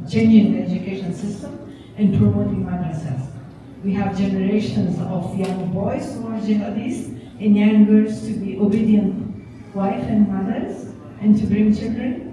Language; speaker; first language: English; non-native, fluent; Persian